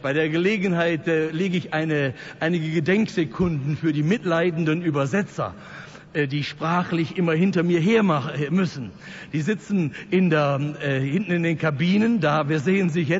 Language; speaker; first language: German; native; German